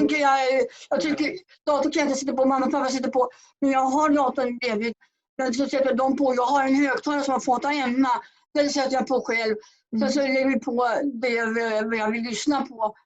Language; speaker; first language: Swedish; native; Swedish